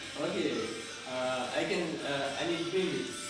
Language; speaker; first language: English; non-native, learner; Russian